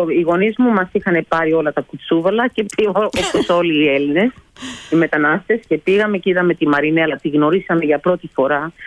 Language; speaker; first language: Greek; early bilingual, heritage; Greek